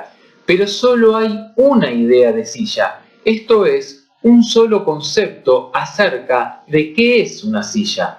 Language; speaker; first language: Spanish; native; Spanish